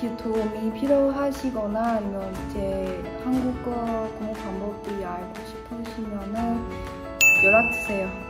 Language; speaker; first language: Korean; non-native, fluent; Chinese